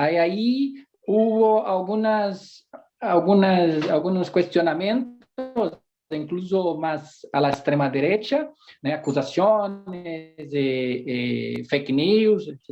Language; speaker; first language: Spanish; non-native, fluent; Portuguese